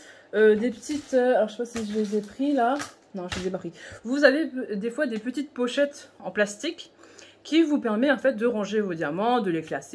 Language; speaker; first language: French; native; French